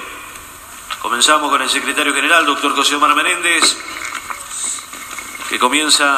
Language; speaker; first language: Spanish; native; Spanish